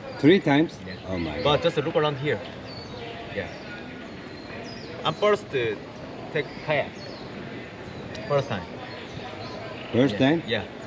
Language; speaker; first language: English; non-native, learner; Korean